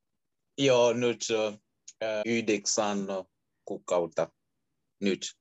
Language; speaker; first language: Finnish; non-native, learner; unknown